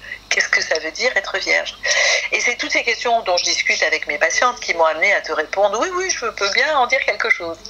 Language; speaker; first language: French; native; French